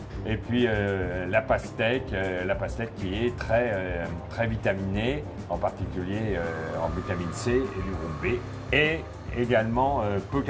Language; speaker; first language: French; native; French